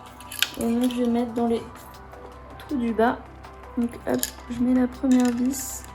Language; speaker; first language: French; native; French